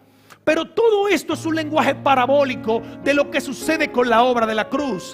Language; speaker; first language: Spanish; native; Spanish